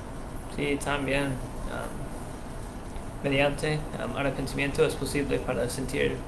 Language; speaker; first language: Spanish; non-native, learner; English